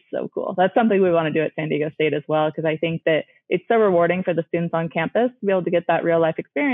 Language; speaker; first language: English; native; English